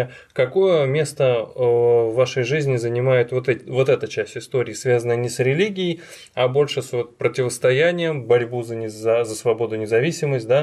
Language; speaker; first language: Russian; native; Russian